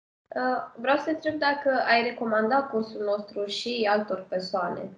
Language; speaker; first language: Romanian; native; Romanian